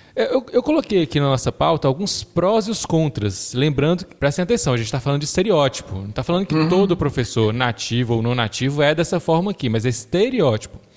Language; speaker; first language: Portuguese; native; Portuguese